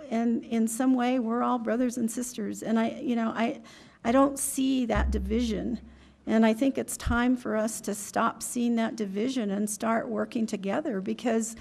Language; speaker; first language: English; native; English